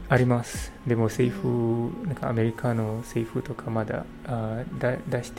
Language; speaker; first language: Japanese; non-native, learner; English